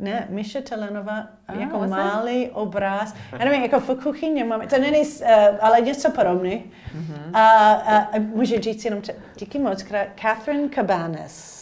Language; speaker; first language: Czech; non-native, learner; English